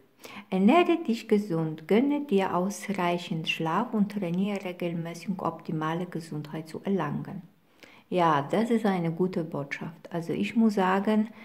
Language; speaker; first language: German; non-native, fluent; Polish